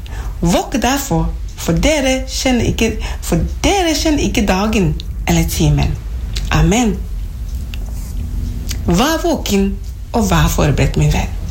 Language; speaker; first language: Norwegian; non-native, fluent; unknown